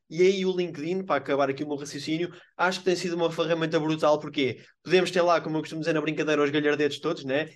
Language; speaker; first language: Portuguese; native; Portuguese